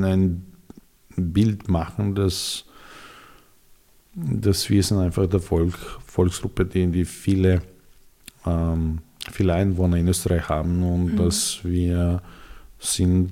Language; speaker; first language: German; non-native, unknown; Serbian